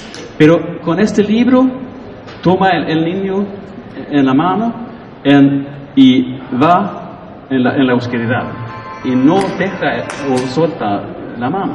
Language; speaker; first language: Spanish; non-native, learner; Swedish